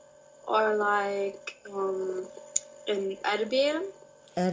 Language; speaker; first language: English; non-native, learner; Kurdish